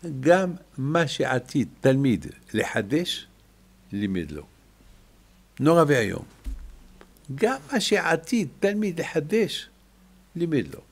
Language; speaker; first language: Hebrew; non-native, fluent; French